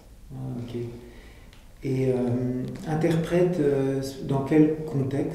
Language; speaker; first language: French; native; French